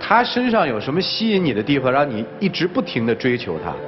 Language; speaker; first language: Chinese; native; Chinese